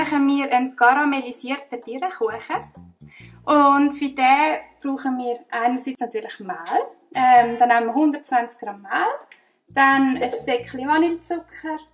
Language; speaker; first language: German; native; German